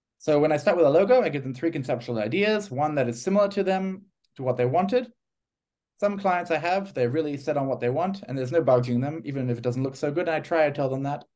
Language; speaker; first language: English; native; English